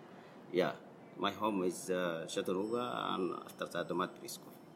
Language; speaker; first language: English; non-native, learner; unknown